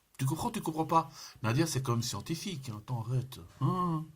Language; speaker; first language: French; native; French